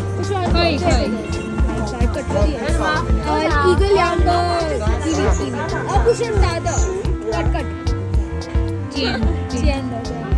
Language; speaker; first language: Chinese; non-native, learner; Hindi